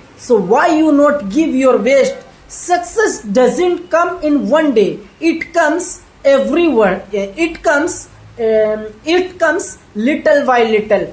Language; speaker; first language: English; non-native, learner; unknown